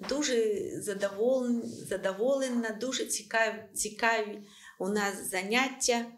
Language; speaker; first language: Ukrainian; non-native, local second language; Russian